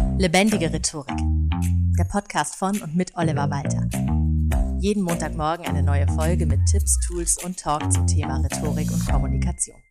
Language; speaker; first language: German; native; German